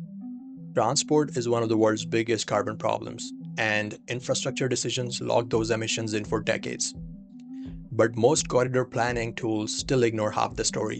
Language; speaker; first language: English; non-native, fluent; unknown